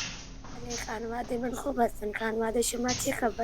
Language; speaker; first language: Persian; non-native, learner; Urdu